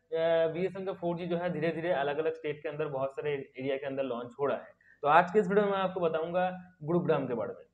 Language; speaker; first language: Hindi; non-native, local second language; Bangla